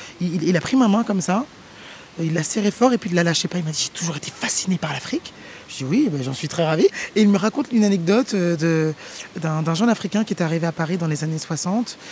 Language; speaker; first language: French; native; French